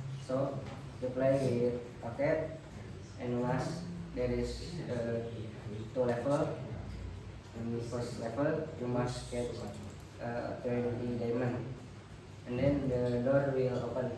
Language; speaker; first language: English; non-native, learner; Indonesian